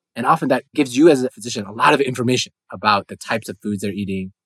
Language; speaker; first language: English; native; English